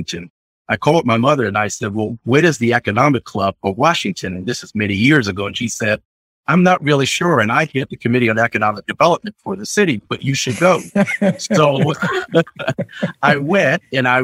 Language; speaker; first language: English; native; English